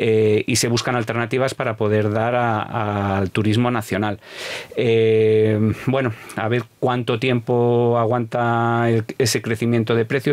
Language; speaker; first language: Spanish; native; Spanish